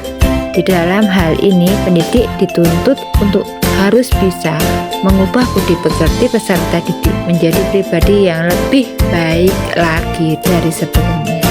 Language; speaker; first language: Indonesian; native; Indonesian